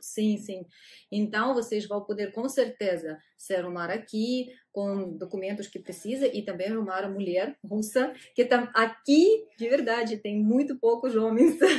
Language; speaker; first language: Portuguese; non-native, fluent; Russian